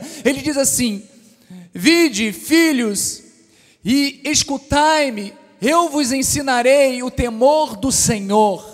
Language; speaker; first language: Portuguese; native; Portuguese